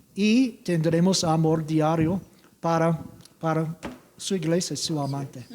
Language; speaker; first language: Spanish; non-native, learner; English